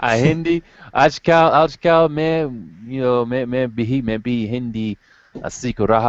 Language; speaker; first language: Hindi; non-native, learner; English